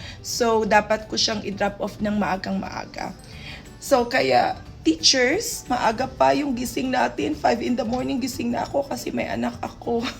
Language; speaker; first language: Filipino; non-native, local second language; Hiligaynon